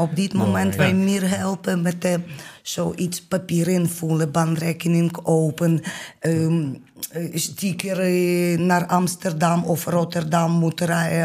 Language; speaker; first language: Dutch; non-native, learner; Ukrainian